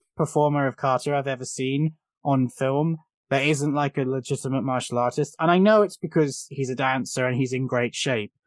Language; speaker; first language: English; native; English